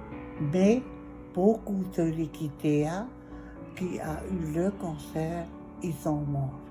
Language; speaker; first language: French; non-native, local second language; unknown